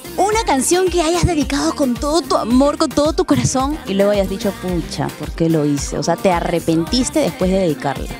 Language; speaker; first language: Spanish; native; Spanish